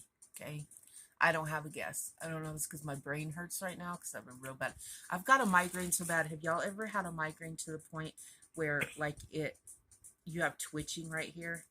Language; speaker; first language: English; native; English